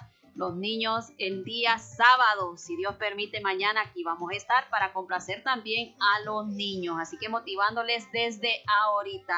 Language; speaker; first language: Spanish; native; Spanish